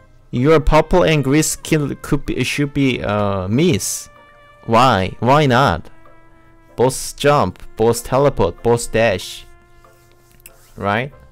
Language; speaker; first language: English; non-native, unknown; Korean